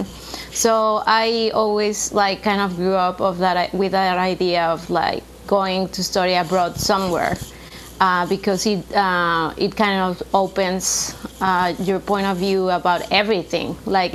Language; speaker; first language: English; non-native, fluent; Spanish